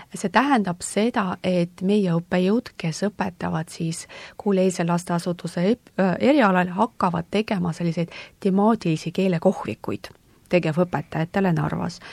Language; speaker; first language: Estonian; non-native, local second language; Russian